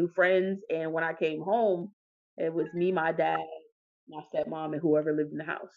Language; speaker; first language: English; native; English